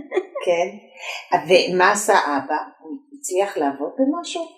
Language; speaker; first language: Hebrew; native; Hebrew